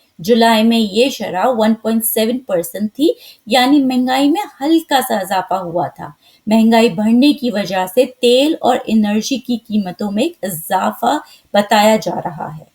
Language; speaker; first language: Urdu; native; Urdu